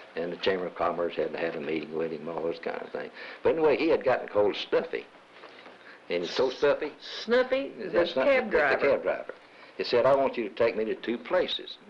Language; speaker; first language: English; native; English